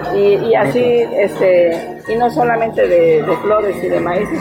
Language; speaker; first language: Spanish; native; Spanish